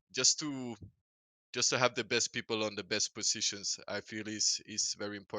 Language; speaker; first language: English; non-native, fluent; Swedish